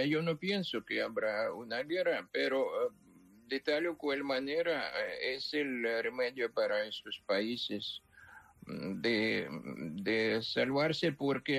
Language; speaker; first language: Spanish; non-native, fluent; Ukrainian